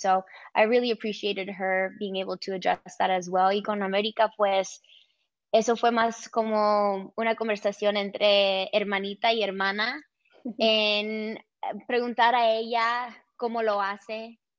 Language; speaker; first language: Spanish; early bilingual, heritage; Spanish